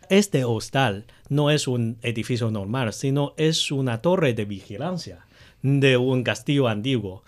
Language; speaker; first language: Spanish; non-native, fluent; Chinese